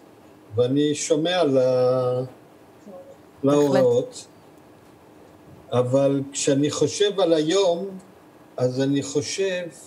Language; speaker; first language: Hebrew; early bilingual, other home language; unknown